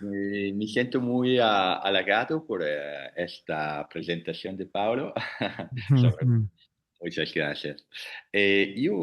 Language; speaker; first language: Spanish; non-native, learner; Italian